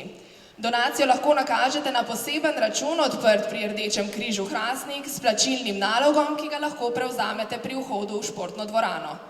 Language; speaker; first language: Slovenian; native; Slovenian